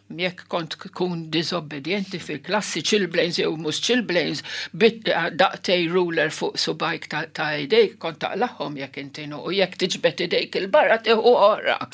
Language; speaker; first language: Maltese; non-native, local second language; Italian